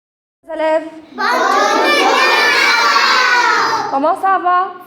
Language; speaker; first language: French; non-native, fluent; Arabic